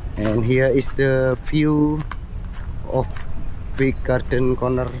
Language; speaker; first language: English; non-native, learner; Indonesian